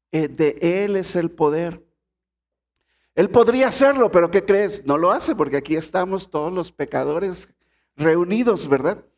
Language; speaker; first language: Spanish; native; Spanish